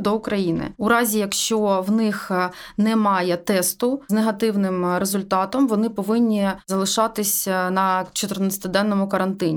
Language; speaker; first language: Ukrainian; native; Ukrainian